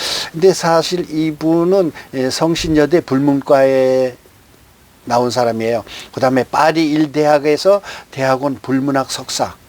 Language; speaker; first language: Korean; native; Korean